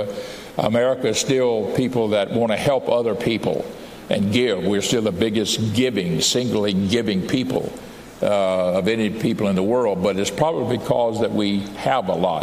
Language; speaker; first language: English; native; English